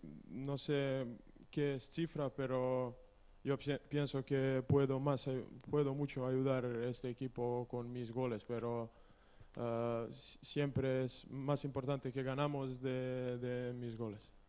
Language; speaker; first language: Spanish; non-native, learner; Serbian